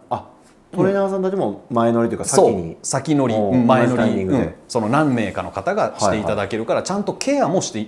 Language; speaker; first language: Japanese; native; Japanese